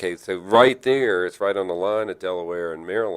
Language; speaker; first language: English; native; English